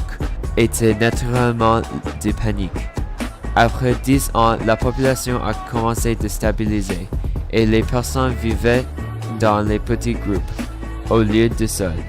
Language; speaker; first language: French; non-native, learner; English